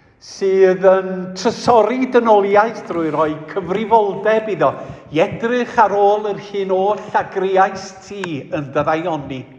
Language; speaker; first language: Welsh; native; Welsh